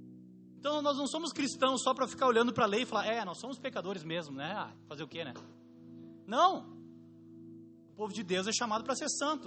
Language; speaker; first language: Portuguese; native; Portuguese